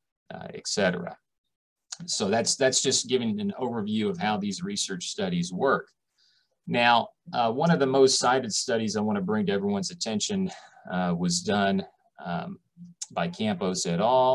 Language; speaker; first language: English; native; English